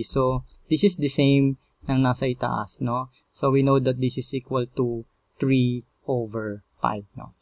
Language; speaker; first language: English; non-native, local second language; Filipino